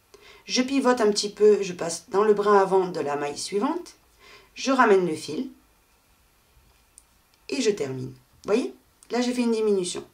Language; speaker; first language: French; native; French